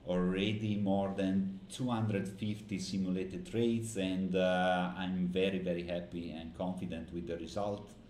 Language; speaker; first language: English; non-native, fluent; Italian